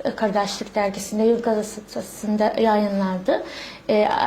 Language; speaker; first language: Turkish; early bilingual, heritage; Arabic